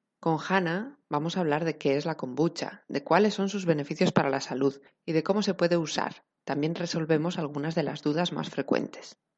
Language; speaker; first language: Spanish; native; Spanish